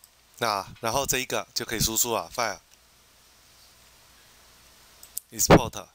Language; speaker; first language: Chinese; native; Chinese